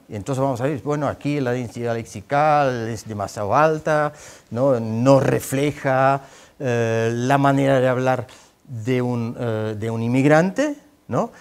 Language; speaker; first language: Spanish; non-native, fluent; Dutch